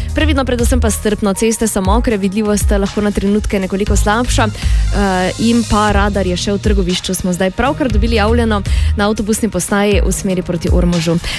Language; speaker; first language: Slovenian; native; Slovenian